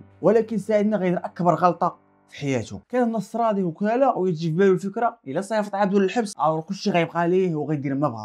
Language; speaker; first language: Arabic; native; Arabic